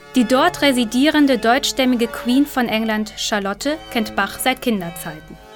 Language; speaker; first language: German; native; German